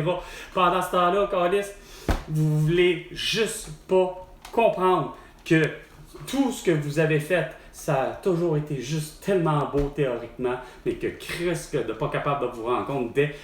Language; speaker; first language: French; native; French